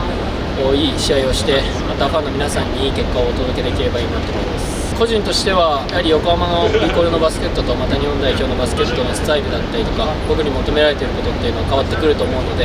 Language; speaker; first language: Japanese; native; Japanese